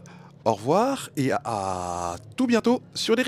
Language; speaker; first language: French; native; French